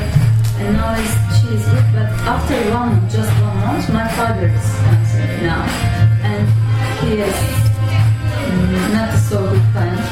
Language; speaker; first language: English; non-native, learner; Turkish